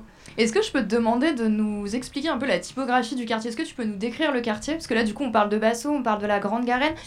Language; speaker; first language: French; native; French